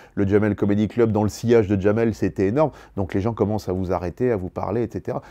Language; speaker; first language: French; native; French